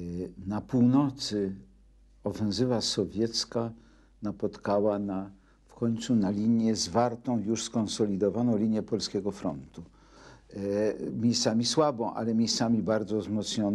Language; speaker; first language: Polish; native; Polish